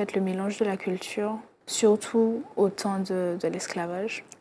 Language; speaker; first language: French; native; French